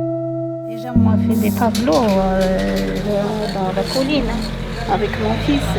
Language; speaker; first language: French; non-native, learner; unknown